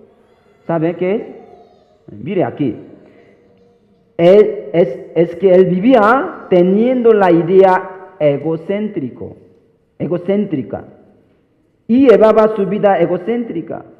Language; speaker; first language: Spanish; non-native, fluent; Korean